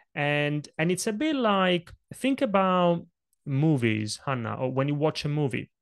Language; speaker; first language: English; non-native, fluent; Italian